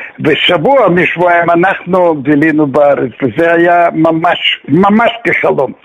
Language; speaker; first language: Hebrew; non-native, fluent; Russian